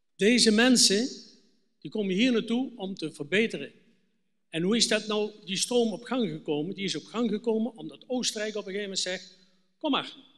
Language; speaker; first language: Dutch; native; Dutch